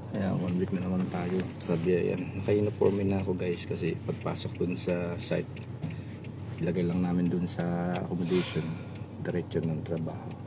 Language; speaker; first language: Filipino; non-native, local second language; Pampanga